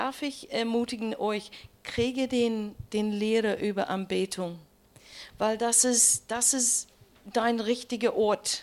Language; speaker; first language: German; non-native, learner; English